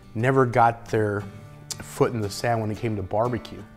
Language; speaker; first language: English; native; English